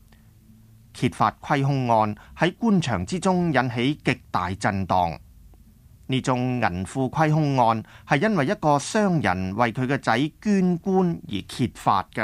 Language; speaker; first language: Chinese; non-native, local second language; Cantonese